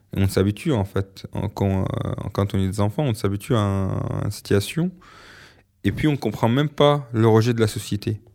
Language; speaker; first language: French; non-native, fluent; Arabic